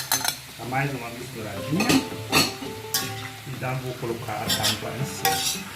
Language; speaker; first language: Portuguese; non-native, learner; German